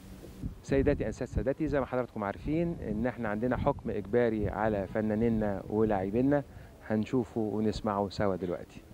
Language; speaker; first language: Arabic; native; Arabic